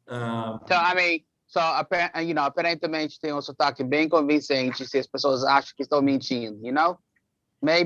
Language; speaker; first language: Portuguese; non-native, fluent; English